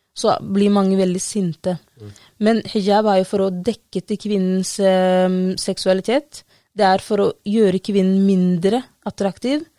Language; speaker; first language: Norwegian; non-native, fluent; Somali